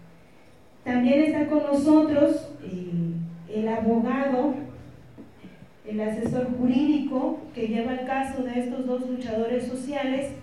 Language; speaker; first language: Spanish; native; Spanish